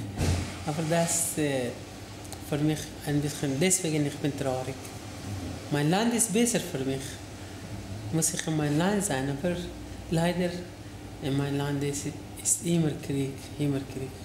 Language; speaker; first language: German; non-native, learner; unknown